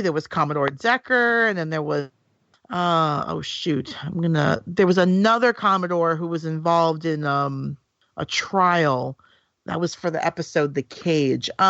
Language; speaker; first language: English; native; English